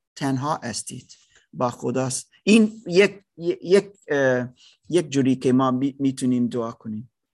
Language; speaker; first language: Persian; non-native, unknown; German